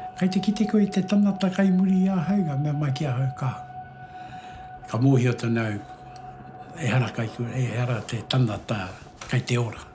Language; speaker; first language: Māori; native; Māori